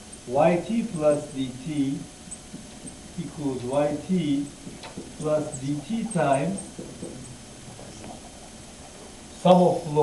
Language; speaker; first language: English; non-native, fluent; Turkish